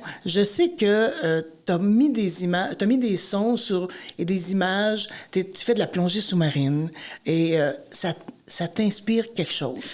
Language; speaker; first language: French; native; French